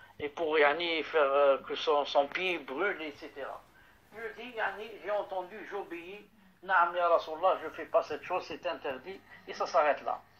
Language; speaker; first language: French; non-native, local second language; Arabic